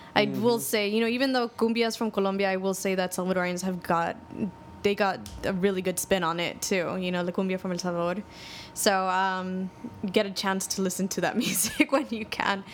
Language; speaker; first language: English; native; English